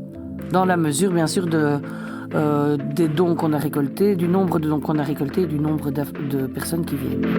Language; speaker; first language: French; native; French